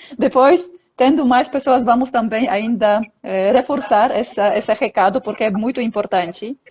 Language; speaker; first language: Portuguese; non-native, fluent; Polish